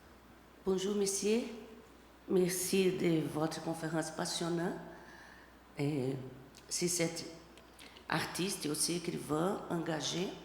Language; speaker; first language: French; non-native, fluent; Portuguese